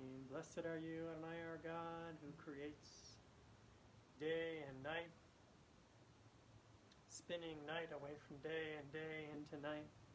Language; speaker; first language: English; native; English